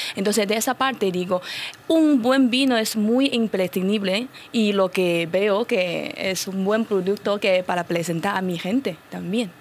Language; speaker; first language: Spanish; non-native, fluent; Chinese